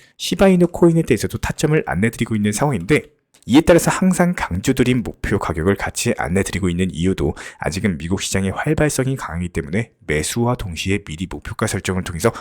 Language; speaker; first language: Korean; native; Korean